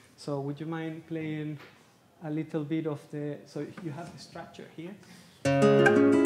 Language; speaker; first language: English; non-native, fluent; Spanish